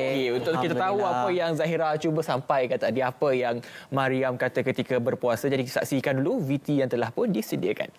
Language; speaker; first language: Malay; native; Malay